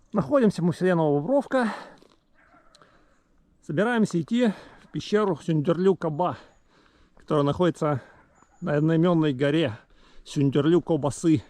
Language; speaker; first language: Russian; native; Russian